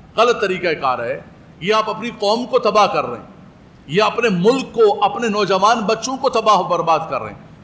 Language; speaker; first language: Urdu; non-native, local second language; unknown